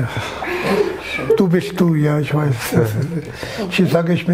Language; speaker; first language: German; non-native, learner; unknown